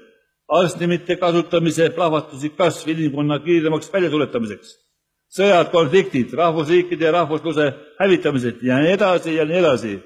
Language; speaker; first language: Estonian; native; Estonian